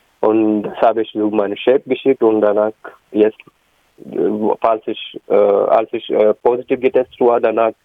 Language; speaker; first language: German; non-native, learner; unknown